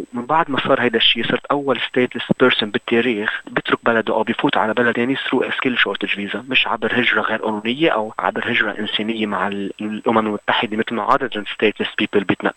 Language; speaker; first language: Arabic; native; Arabic